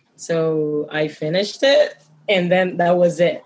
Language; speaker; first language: English; non-native, fluent; Spanish